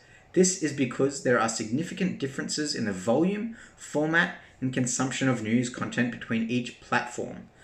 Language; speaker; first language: English; native; English